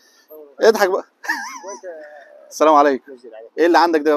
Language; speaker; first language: Arabic; native; Arabic